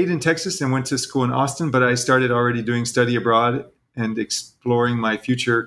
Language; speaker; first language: English; native; English